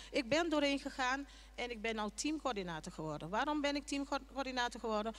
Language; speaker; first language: Dutch; non-native, local second language; Papiamento